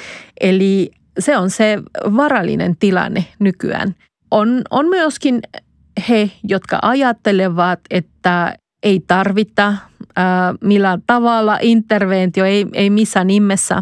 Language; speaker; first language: Finnish; non-native, fluent; Spanish